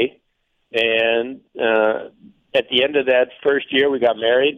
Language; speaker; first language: English; native; English